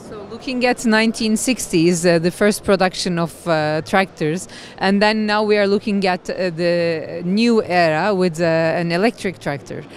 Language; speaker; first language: English; non-native, fluent; Turkish